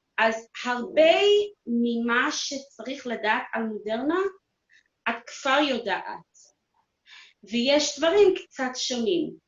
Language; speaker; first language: Hebrew; non-native, fluent; English